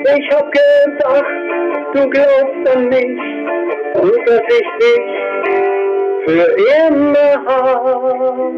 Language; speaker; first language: German; early bilingual, other home language; Italian